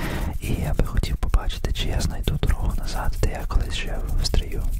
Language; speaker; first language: Ukrainian; early bilingual, heritage; Ukrainian